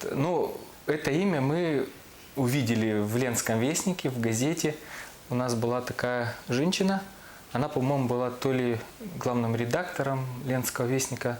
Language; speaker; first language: Russian; native; Russian